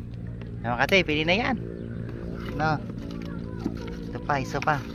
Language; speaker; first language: Filipino; native; Filipino